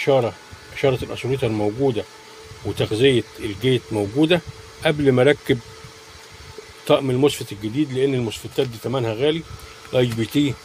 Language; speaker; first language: Arabic; native; Arabic